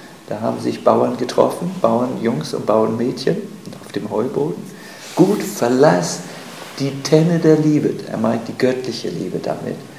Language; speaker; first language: German; native; German